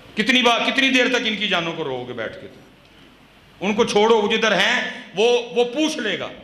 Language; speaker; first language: Urdu; non-native, local second language; Punjabi